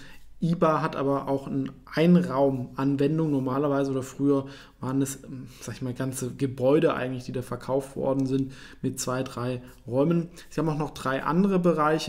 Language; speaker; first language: German; native; German